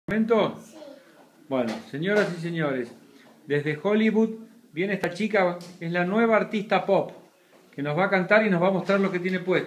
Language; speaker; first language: Spanish; native; Spanish